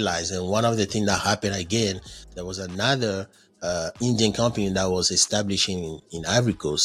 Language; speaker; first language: English; non-native, fluent; French